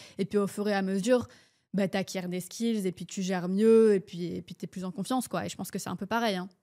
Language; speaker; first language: French; early bilingual, heritage; French